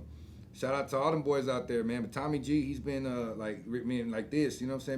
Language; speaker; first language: English; native; English